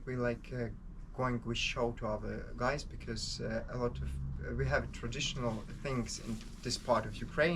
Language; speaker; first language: English; non-native, learner; Ukrainian